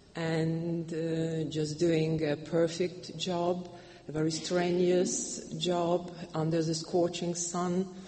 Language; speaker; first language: English; non-native, fluent; Hungarian